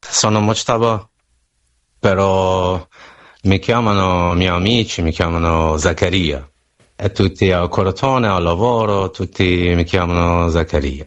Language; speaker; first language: Italian; non-native, learner; Persian